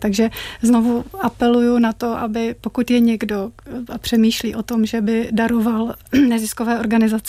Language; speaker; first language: Czech; native; Czech